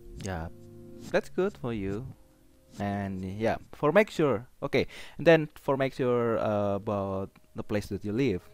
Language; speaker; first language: English; non-native, learner; Indonesian